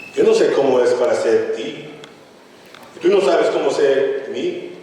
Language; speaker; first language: Spanish; early bilingual, other home language; English